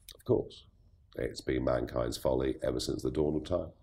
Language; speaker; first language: English; native; English